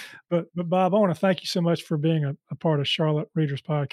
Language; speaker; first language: English; native; English